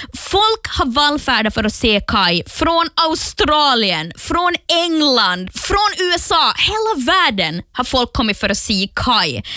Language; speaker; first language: Swedish; native; Swedish